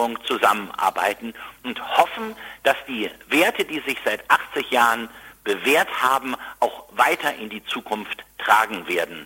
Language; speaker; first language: German; native; German